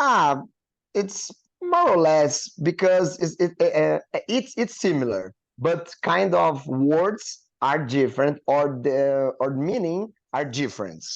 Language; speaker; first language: English; non-native, learner; Portuguese